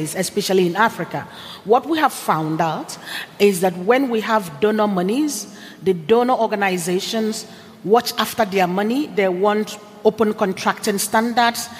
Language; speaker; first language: English; non-native, local second language; Igbo